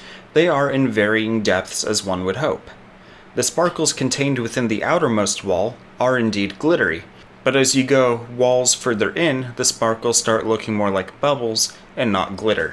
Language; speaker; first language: English; native; English